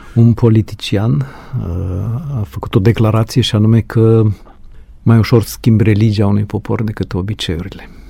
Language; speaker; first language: Romanian; native; Romanian